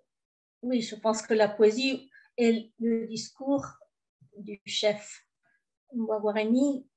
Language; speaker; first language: French; early bilingual, heritage; French